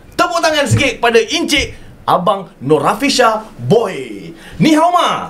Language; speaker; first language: Malay; native; Malay